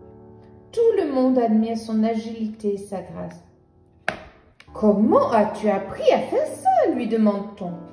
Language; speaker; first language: French; native; French